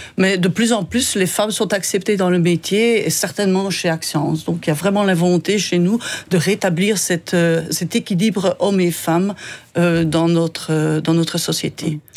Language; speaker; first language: French; native; French